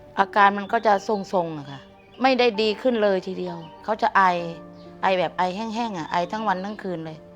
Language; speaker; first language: Thai; native; Thai